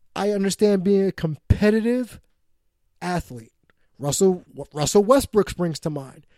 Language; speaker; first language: English; native; English